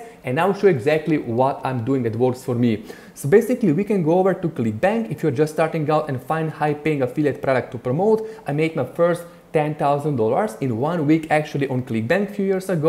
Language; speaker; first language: English; non-native, fluent; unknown